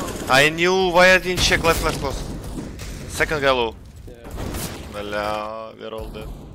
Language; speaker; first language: English; non-native, fluent; Russian